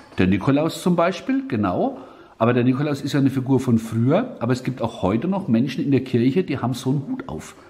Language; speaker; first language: German; native; German